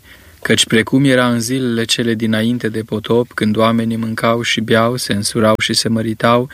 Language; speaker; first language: Romanian; native; Romanian